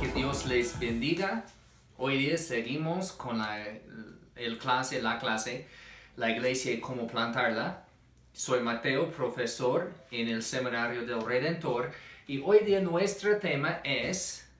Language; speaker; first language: Spanish; non-native, fluent; English